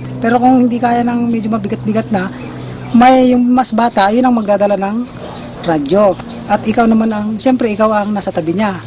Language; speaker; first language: Filipino; non-native, local second language; Iloko